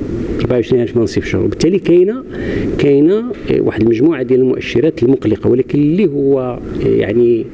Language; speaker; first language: Arabic; native; Arabic